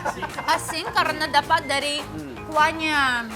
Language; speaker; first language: Indonesian; non-native, fluent; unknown